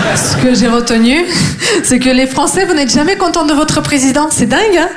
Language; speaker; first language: French; non-native, fluent; Russian